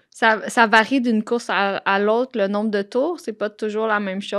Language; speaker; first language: French; native; French